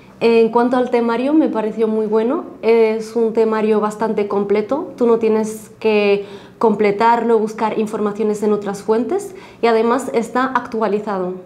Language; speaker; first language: Spanish; non-native, fluent; Arabic